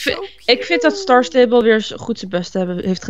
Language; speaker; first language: Dutch; native; Dutch